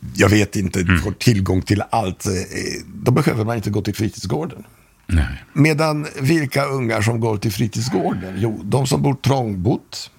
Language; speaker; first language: Swedish; non-native, fluent; Polish